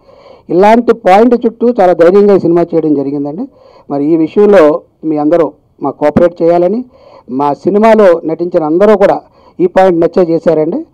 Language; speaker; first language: Telugu; native; Telugu